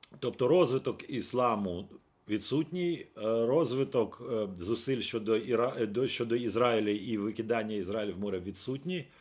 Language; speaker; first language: Ukrainian; native; Ukrainian